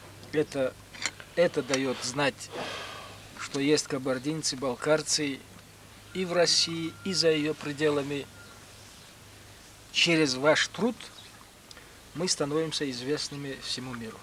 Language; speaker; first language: Russian; non-native, local second language; Karachay-Balkar